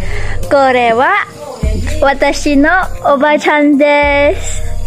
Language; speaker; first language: Japanese; non-native, learner; Malay